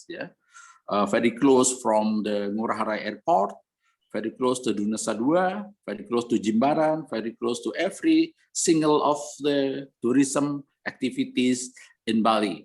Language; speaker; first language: English; non-native, learner; Indonesian